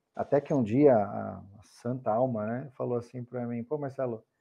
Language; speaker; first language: Portuguese; native; Portuguese